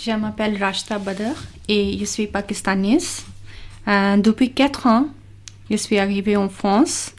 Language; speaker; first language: French; non-native, learner; Urdu